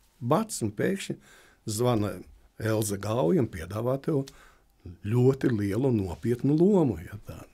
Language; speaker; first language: Latvian; native; Latvian